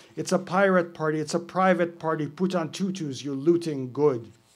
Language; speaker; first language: English; early bilingual, other home language; Russian